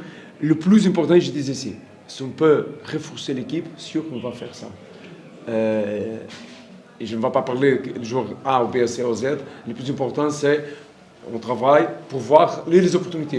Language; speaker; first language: French; non-native, learner; Portuguese